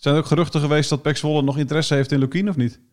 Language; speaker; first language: Dutch; native; Dutch